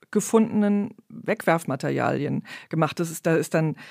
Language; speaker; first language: German; native; German